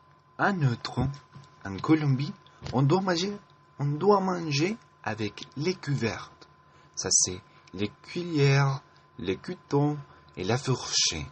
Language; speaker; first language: French; non-native, learner; Spanish